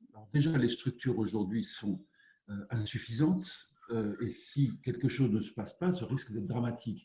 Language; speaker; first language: French; native; French